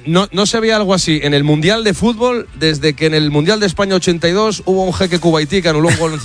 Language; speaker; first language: Spanish; native; Spanish